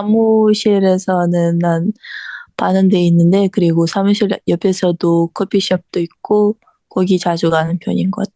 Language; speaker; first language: Korean; non-native, fluent; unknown